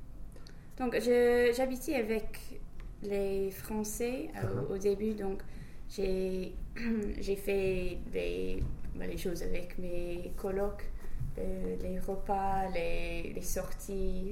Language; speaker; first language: French; non-native, fluent; English